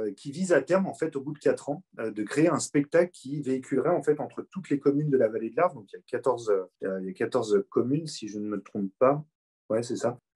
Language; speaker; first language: French; native; French